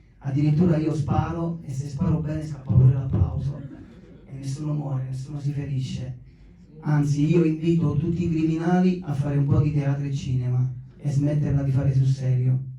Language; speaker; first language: Italian; native; Italian